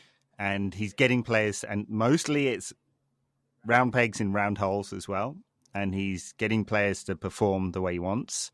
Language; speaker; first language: English; native; English